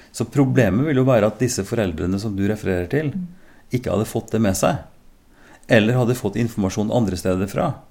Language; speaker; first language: Norwegian; native; Norwegian